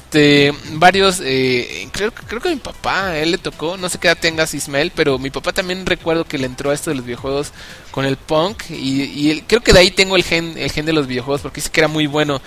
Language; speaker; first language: Spanish; native; Spanish